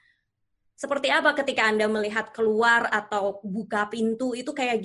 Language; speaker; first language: Indonesian; native; Indonesian